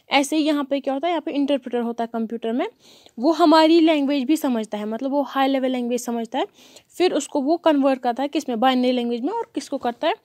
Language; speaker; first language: Hindi; non-native, local second language; Kashmiri